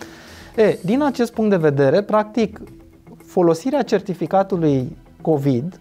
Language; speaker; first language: Romanian; native; Romanian